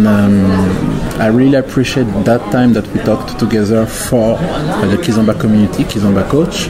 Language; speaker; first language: English; non-native, learner; French